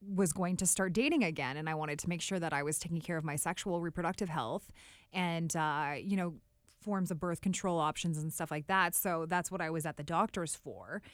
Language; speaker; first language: English; native; English